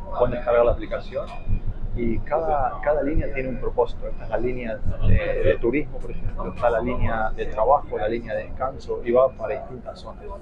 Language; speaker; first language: Spanish; native; Spanish